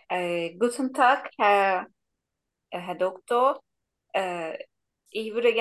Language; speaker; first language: German; non-native, learner; Turkish